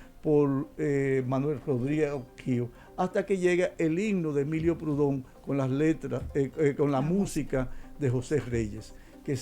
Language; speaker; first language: Spanish; native; Spanish